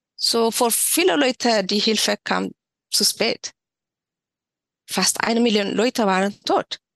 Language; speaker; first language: German; non-native, learner; Tigrinya